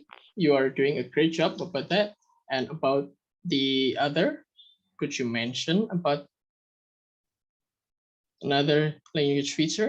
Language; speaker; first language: English; non-native, fluent; Indonesian